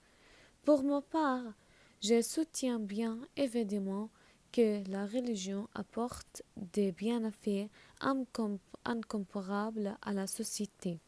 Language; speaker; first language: French; non-native, learner; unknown